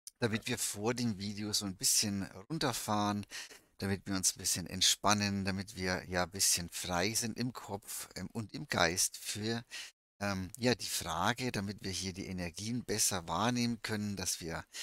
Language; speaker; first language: German; native; German